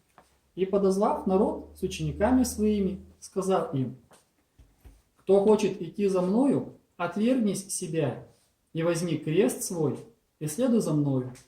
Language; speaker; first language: Russian; native; Russian